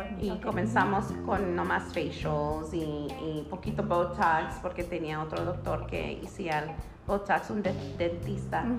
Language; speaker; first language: Spanish; early bilingual, heritage; Spanish